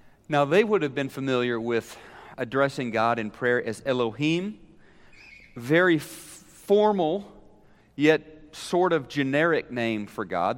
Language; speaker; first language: English; native; English